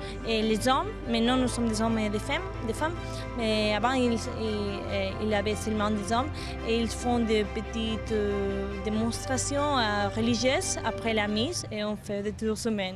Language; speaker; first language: French; non-native, learner; Catalan